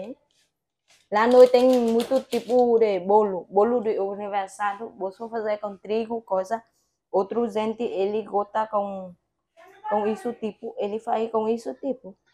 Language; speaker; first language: Portuguese; non-native, learner; Vietnamese